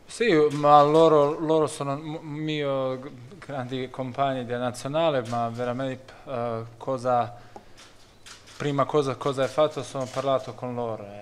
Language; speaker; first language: Italian; non-native, learner; Bosnian